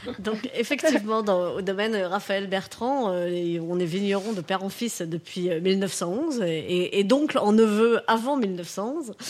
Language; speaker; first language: French; native; French